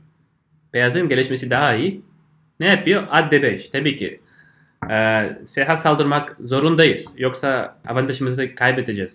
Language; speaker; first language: Turkish; non-native, fluent; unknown